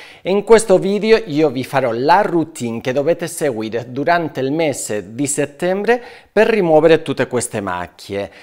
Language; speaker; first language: Italian; non-native, fluent; Spanish